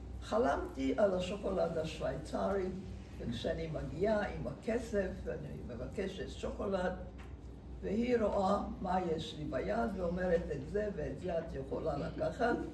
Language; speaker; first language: Hebrew; non-native, fluent; Hungarian